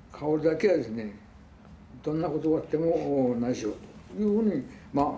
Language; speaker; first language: Japanese; native; Japanese